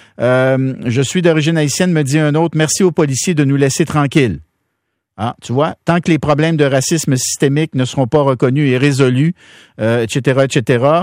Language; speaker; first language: French; native; French